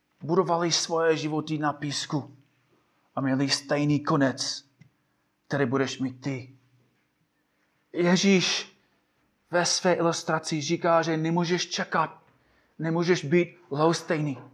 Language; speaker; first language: Czech; non-native, fluent; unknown